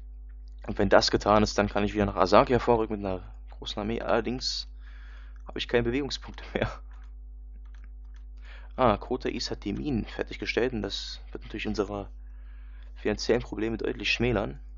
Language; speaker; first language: German; native; German